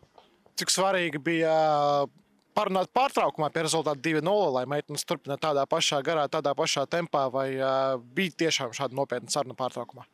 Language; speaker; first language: Latvian; native; Latvian